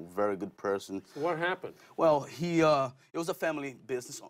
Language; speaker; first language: English; non-native, fluent; Portuguese